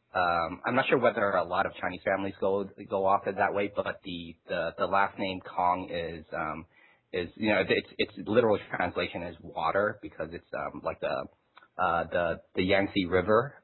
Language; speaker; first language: English; early bilingual, other home language; Chinese